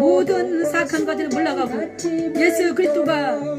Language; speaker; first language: Korean; native; Korean